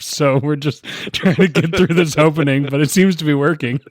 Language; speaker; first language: English; native; English